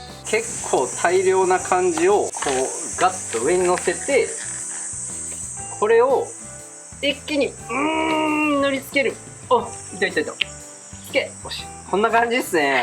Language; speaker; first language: Japanese; native; Japanese